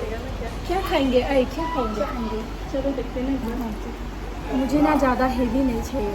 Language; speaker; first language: Hindi; non-native, local second language; Bodo